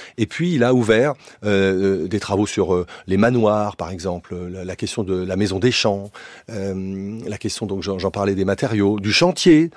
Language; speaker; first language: French; native; French